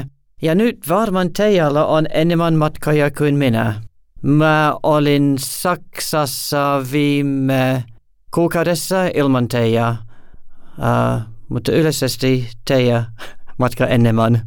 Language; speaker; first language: Finnish; non-native, learner; English